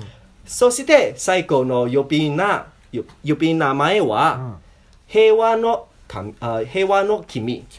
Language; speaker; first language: Japanese; non-native, learner; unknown